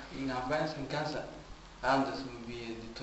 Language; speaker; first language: German; non-native, learner; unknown